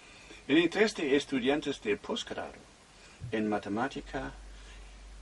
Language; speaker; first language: Spanish; non-native, fluent; German